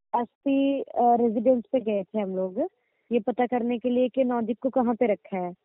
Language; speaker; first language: Hindi; native; Hindi